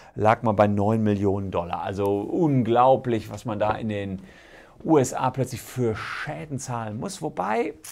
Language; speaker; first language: German; native; German